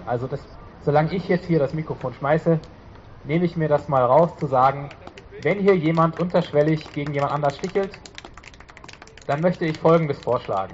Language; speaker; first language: German; native; German